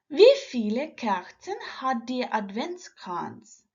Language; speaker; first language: German; non-native, fluent; Ukrainian